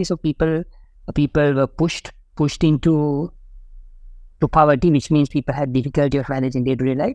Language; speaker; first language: English; non-native, local second language; Sinhala